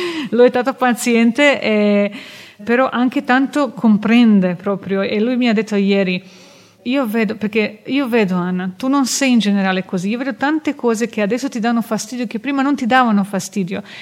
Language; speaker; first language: Italian; non-native, fluent; Croatian